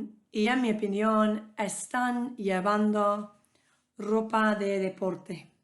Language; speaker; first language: Spanish; non-native, fluent; English